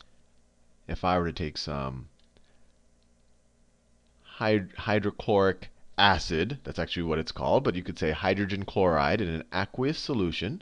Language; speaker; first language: English; native; English